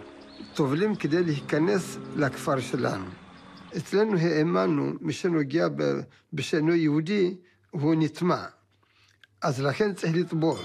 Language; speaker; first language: Hebrew; non-native, fluent; Amharic